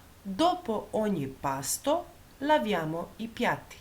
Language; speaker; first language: Italian; non-native, fluent; Macedonian